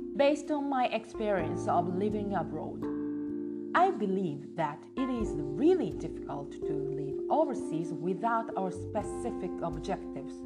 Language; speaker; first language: English; non-native, fluent; Japanese